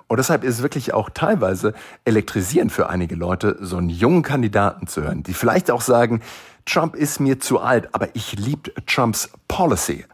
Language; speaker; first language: German; native; German